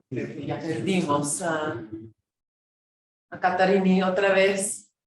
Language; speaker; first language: Spanish; non-native, fluent; English